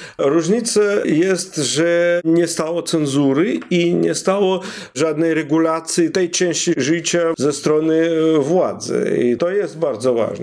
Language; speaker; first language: Polish; non-native, fluent; Russian